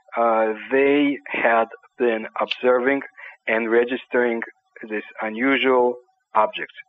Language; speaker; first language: English; non-native, fluent; Ukrainian